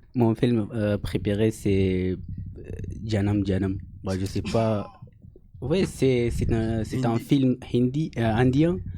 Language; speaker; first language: French; non-native, learner; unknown